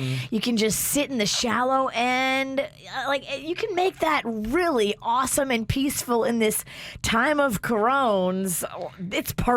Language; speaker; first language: English; native; English